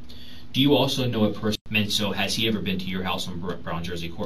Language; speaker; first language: English; native; English